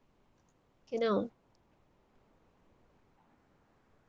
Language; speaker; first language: English; non-native, local second language; Malay